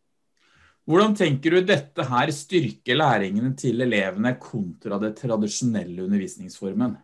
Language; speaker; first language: Norwegian; native; Norwegian